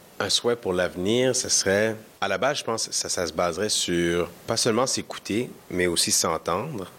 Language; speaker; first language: French; early bilingual, other home language; Kinyarwanda